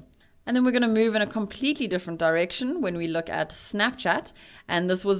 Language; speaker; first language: English; native; English